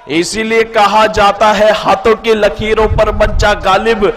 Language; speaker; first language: Hindi; non-native, local second language; Marathi